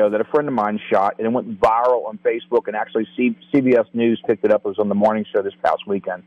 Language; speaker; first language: English; native; English